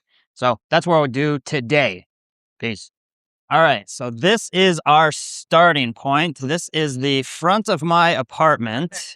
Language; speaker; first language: English; native; English